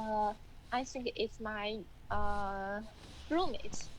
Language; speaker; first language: English; non-native, learner; Chinese